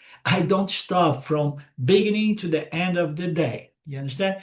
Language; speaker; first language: English; non-native, fluent; Portuguese